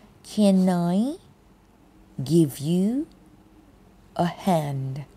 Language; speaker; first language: English; non-native, fluent; Thai